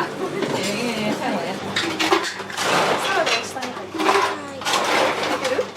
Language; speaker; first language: Japanese; native; Japanese